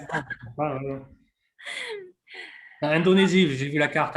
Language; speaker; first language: French; native; French